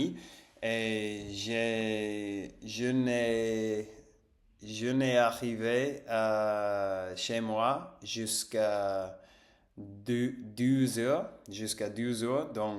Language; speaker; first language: French; non-native, learner; English